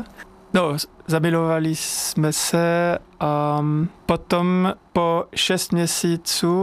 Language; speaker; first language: Czech; non-native, fluent; French